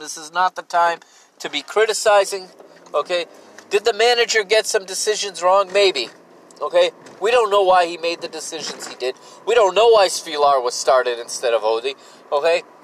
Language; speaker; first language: English; early bilingual, other home language; Portuguese